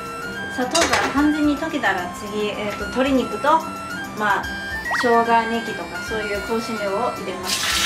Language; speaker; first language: Japanese; non-native, fluent; Chinese